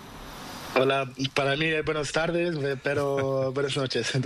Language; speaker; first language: Spanish; non-native, learner; Portuguese